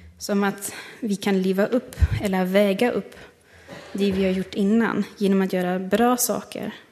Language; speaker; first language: Swedish; non-native, fluent; German